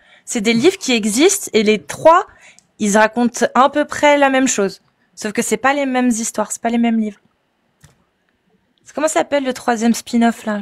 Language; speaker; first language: French; native; French